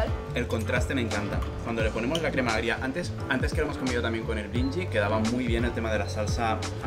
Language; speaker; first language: Spanish; native; Spanish